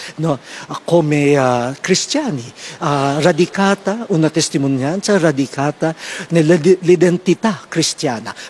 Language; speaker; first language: Italian; non-native, fluent; Filipino